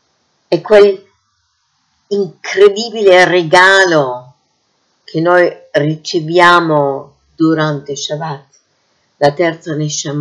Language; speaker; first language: Italian; non-native, fluent; English